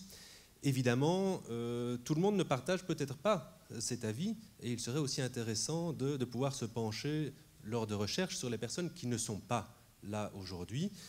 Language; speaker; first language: French; native; French